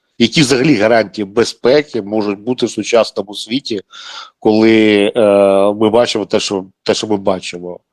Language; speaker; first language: Ukrainian; non-native, local second language; Russian